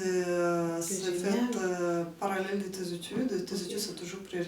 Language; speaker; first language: French; non-native, fluent; Ukrainian